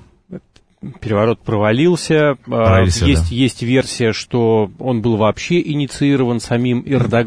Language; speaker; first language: Russian; native; Russian